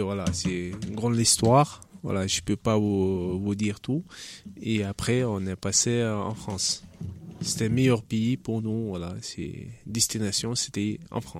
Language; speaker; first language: French; non-native, learner; Chechen